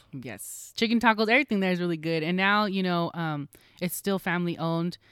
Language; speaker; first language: English; native; English